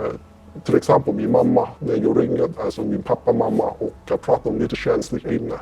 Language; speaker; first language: Swedish; non-native, fluent; Cantonese